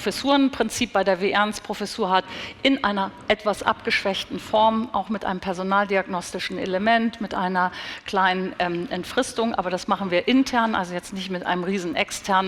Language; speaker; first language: German; native; German